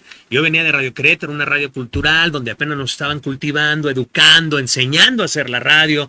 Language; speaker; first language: Spanish; native; Spanish